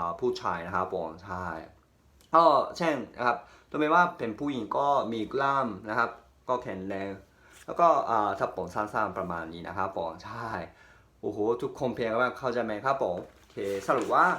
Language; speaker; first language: Thai; non-native, fluent; Japanese